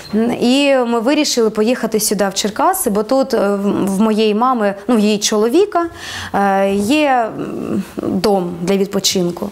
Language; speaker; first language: Ukrainian; non-native, local second language; Russian